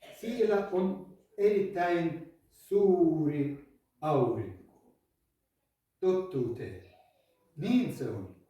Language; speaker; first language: Finnish; non-native, learner; Ukrainian